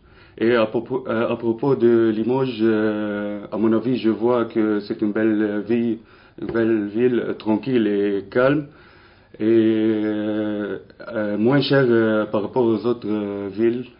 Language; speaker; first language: French; non-native, local second language; Arabic